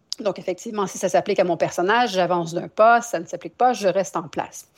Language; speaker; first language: French; native; French